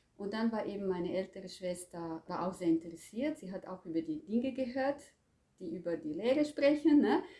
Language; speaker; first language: German; non-native, fluent; Croatian